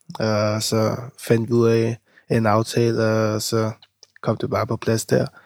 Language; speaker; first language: Danish; early bilingual, other home language; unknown